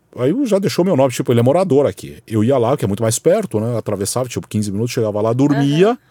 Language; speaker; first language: Portuguese; native; Portuguese